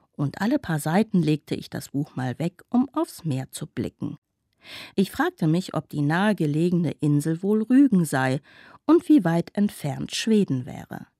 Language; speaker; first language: German; native; German